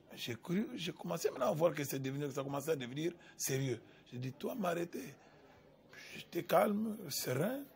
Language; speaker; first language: French; non-native, local second language; Lingala